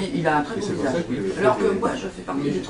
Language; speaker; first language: French; native; French